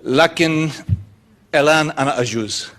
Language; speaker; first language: Arabic; non-native, learner; English